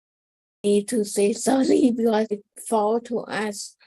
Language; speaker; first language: English; non-native, learner; Thai